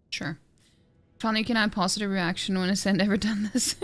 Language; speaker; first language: English; non-native, fluent; Norwegian